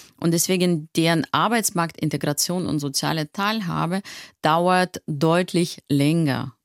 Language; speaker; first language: German; non-native, fluent; Russian